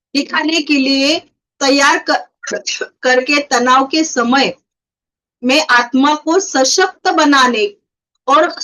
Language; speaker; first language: Hindi; non-native, local second language; Marathi